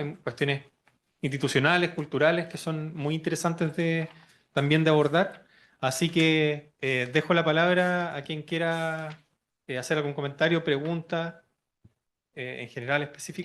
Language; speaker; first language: Spanish; native; Spanish